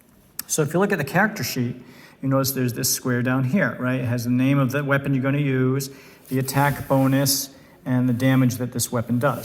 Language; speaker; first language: English; native; English